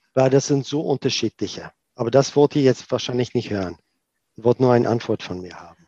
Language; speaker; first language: German; non-native, fluent; Afrikaans